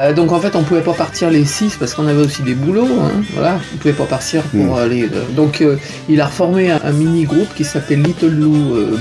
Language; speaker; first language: French; native; French